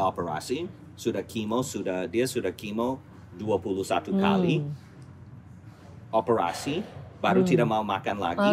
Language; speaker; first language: Indonesian; non-native, fluent; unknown